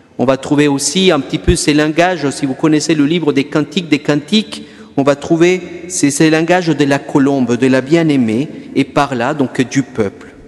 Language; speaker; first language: French; non-native, fluent; Spanish